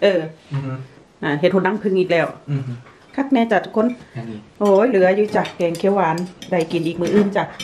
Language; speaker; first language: Thai; native; Thai